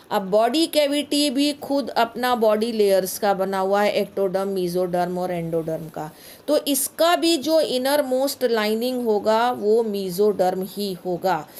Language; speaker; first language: Hindi; native; Hindi